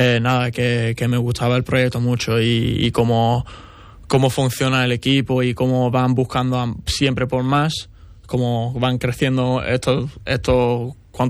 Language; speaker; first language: Spanish; non-native, fluent; English